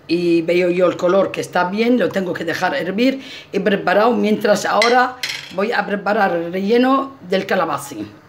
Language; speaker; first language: Spanish; non-native, fluent; Arabic